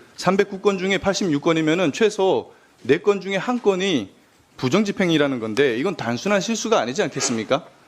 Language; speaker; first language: Korean; native; Korean